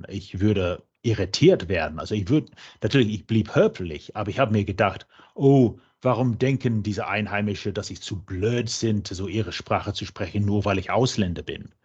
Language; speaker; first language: German; non-native, fluent; English